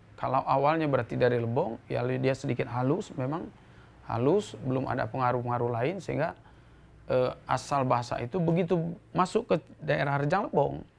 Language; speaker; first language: Indonesian; non-native, local second language; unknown